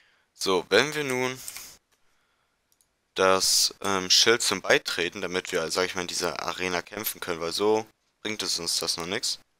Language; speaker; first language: German; native; German